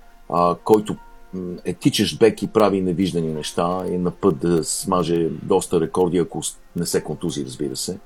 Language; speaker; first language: Bulgarian; native; Bulgarian